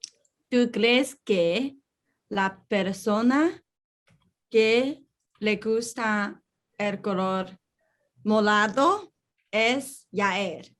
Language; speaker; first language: Spanish; non-native, learner; English